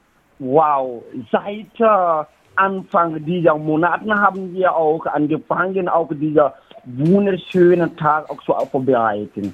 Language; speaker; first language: German; non-native, learner; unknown